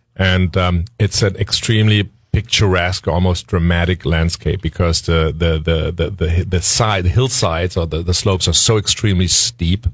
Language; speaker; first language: English; non-native, fluent; German